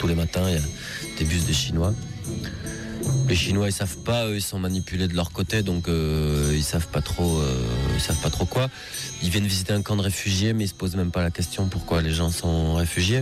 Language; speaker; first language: French; native; French